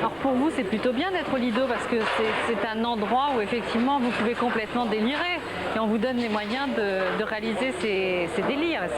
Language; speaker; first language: French; native; French